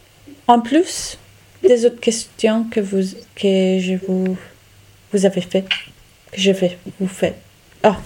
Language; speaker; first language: French; non-native, fluent; Italian